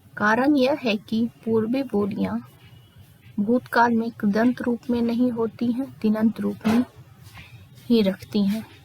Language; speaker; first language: Hindi; native; Hindi